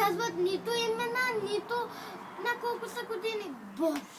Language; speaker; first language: Bulgarian; early bilingual, heritage; Bulgarian